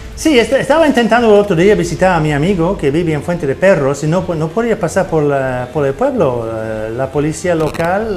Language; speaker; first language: Spanish; non-native, fluent; English